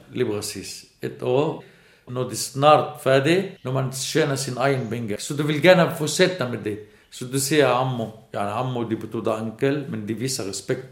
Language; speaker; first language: Danish; non-native, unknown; Arabic